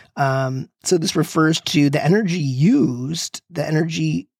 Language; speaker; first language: English; native; English